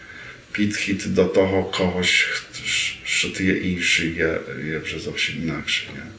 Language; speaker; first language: Ukrainian; early bilingual, heritage; Rusyn